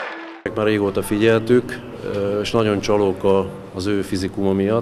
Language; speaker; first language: Hungarian; native; Hungarian